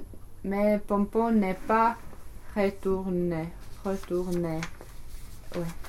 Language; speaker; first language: French; non-native, learner; English